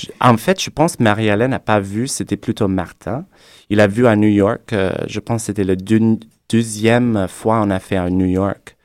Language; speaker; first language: French; non-native, fluent; English